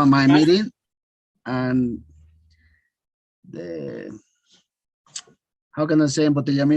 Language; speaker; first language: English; non-native, learner; Spanish